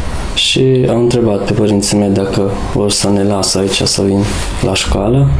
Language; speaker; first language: Romanian; non-native, local second language; Hungarian